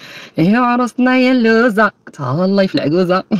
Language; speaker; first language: Arabic; native; Arabic